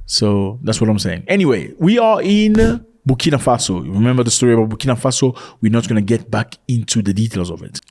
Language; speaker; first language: English; non-native, fluent; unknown